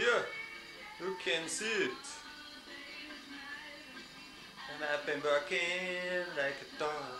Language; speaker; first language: English; non-native, learner; German